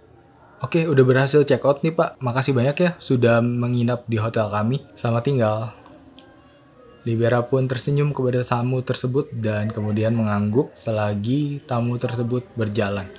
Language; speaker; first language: Indonesian; native; Indonesian